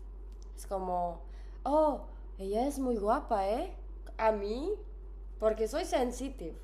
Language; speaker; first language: Spanish; non-native, learner; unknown